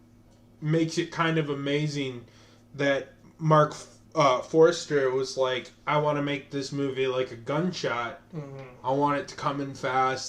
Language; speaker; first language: English; native; English